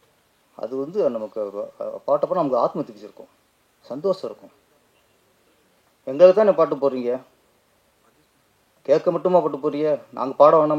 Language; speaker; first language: Tamil; native; Tamil